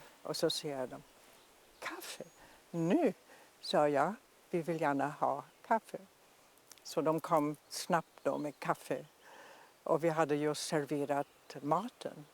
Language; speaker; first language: Swedish; non-native, fluent; German